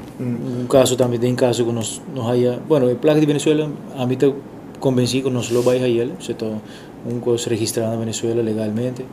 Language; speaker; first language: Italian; non-native, learner; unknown